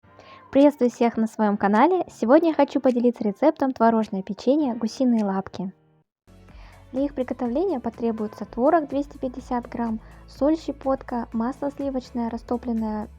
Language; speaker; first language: Russian; native; Russian